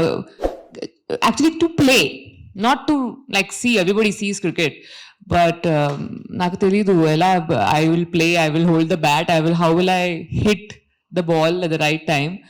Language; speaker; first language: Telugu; non-native, learner; Hindi